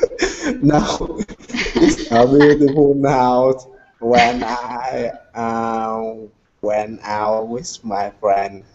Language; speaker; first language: English; non-native, learner; Vietnamese